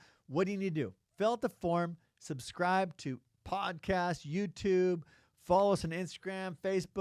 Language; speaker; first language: English; native; English